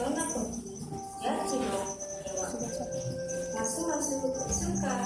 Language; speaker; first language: Japanese; non-native, learner; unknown